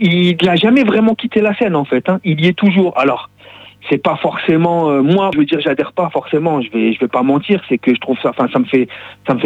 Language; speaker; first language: French; native; French